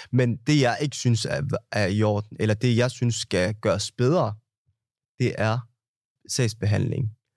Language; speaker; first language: Danish; early bilingual, other home language; Somali